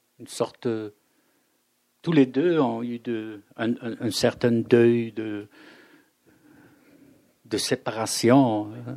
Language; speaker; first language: French; non-native, fluent; German